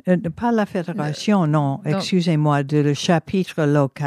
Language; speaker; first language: French; non-native, fluent; English